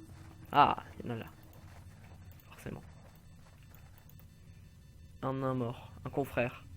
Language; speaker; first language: French; native; French